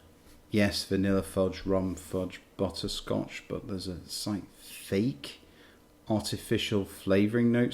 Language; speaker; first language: English; native; English